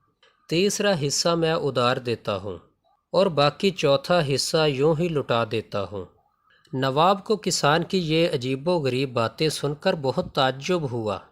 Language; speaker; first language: Urdu; native; Urdu